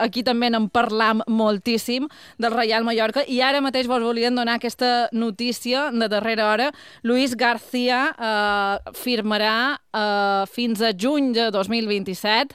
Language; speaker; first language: Catalan; native; Catalan